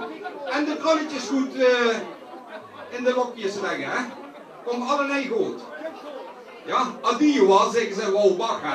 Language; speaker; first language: Dutch; non-native, local second language; Limburgish